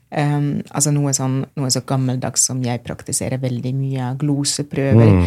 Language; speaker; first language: Norwegian; non-native, fluent; Finnish